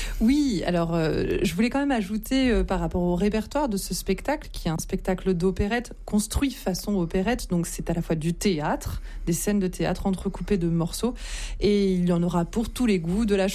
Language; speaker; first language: French; native; French